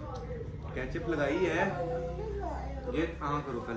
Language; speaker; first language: Turkish; non-native, learner; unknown